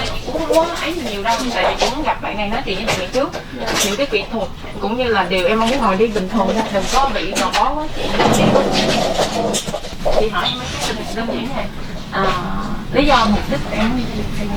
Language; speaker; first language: Vietnamese; native; Vietnamese